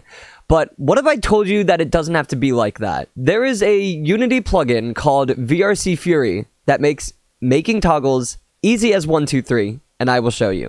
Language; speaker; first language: English; native; English